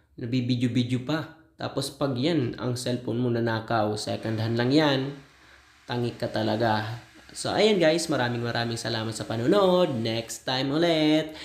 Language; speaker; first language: Filipino; non-native, local second language; Bikol